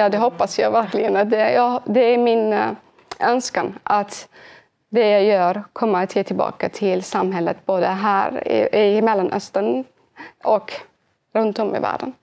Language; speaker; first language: Swedish; early bilingual, other home language; Arabic